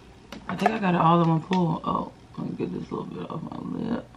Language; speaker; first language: English; native; English